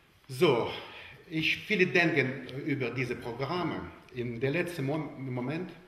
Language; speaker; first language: German; non-native, learner; Russian